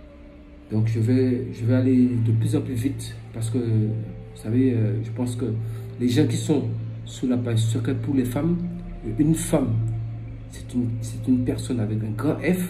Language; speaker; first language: French; non-native, local second language; Fon